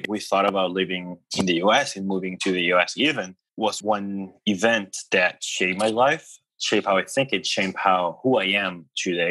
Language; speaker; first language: English; non-native, fluent; Spanish